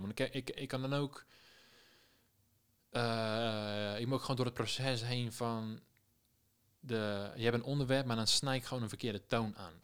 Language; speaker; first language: Dutch; native; Dutch